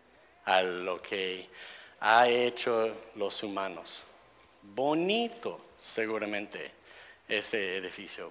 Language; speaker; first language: Spanish; non-native, fluent; English